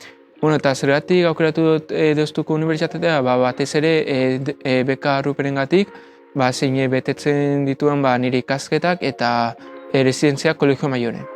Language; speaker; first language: Basque; early bilingual, other home language; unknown